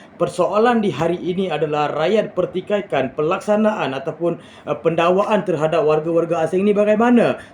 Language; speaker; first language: Malay; non-native, local second language; Tamil